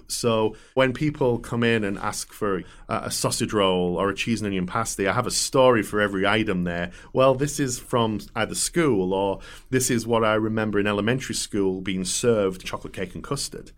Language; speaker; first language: English; native; English